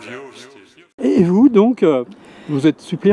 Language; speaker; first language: French; native; French